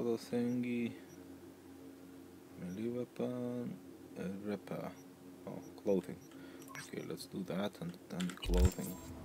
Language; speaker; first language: English; non-native, fluent; Lithuanian